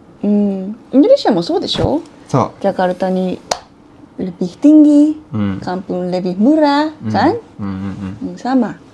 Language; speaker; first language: Indonesian; non-native, learner; Japanese